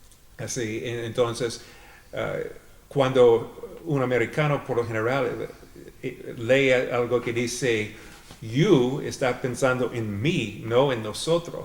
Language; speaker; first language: Spanish; non-native, fluent; English